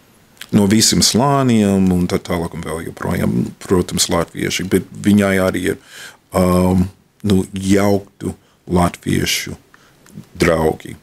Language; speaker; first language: Latvian; non-native, fluent; English